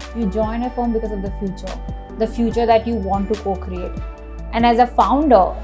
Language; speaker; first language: English; non-native, local second language; Hindi